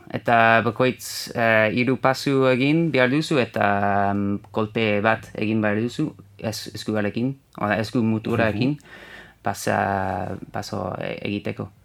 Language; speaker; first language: Basque; non-native, learner; English